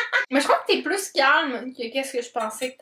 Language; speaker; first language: French; native; French